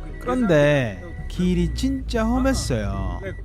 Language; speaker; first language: Korean; non-native, fluent; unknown